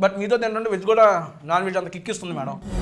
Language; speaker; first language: Telugu; native; Telugu